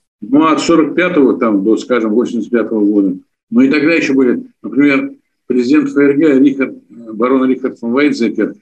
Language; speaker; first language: Russian; native; Russian